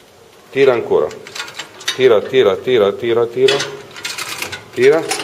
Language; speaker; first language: Italian; native; Italian